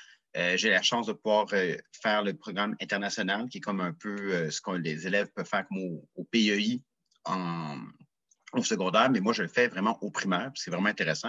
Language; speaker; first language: French; native; French